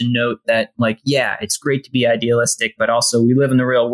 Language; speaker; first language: English; native; English